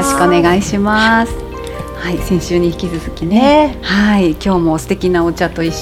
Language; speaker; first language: Japanese; native; Japanese